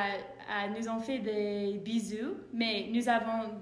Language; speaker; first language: French; non-native, learner; English